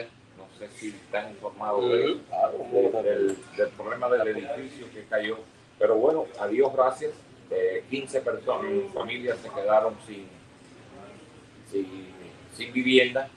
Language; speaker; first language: Spanish; native; Spanish